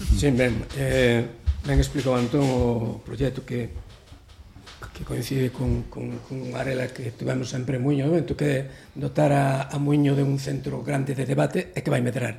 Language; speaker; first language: Galician; native; Galician